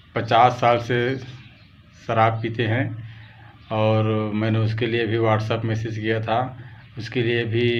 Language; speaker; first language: Hindi; native; Hindi